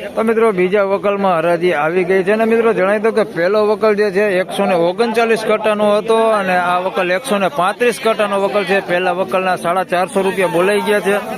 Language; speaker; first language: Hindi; non-native, local second language; Gujarati